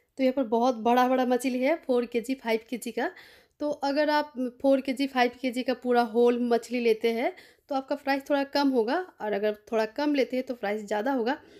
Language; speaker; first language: Hindi; non-native, local second language; Bangla